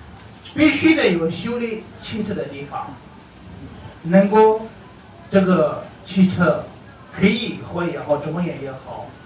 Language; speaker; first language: Chinese; non-native, fluent; Tibetan